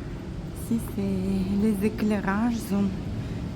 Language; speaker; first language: French; non-native, fluent; Russian